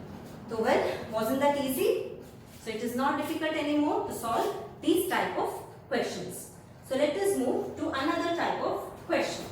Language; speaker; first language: English; non-native, local second language; Hindi